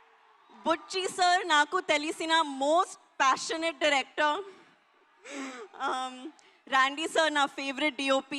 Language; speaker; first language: Telugu; non-native, learner; Hindi